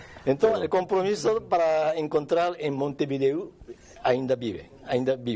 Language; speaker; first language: Portuguese; non-native, learner; Japanese